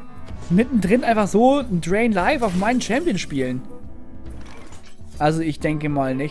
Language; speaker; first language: German; native; German